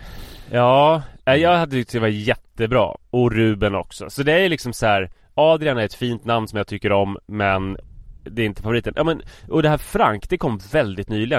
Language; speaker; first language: Swedish; native; Swedish